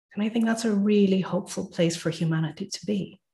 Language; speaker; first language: English; native; English